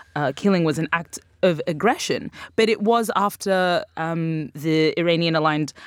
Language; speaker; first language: English; native; English